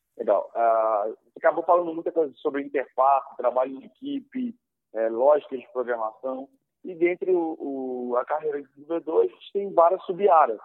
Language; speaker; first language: Portuguese; native; Portuguese